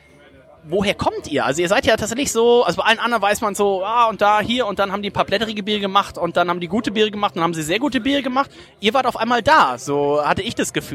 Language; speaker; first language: German; native; German